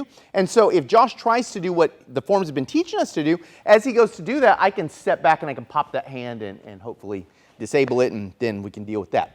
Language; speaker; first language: English; native; English